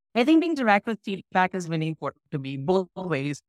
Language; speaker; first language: English; non-native, local second language; Hindi